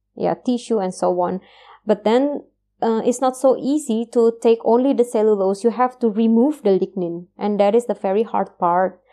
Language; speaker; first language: English; non-native, fluent; Indonesian